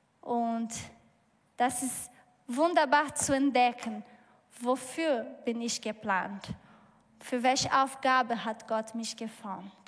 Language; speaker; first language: German; non-native, learner; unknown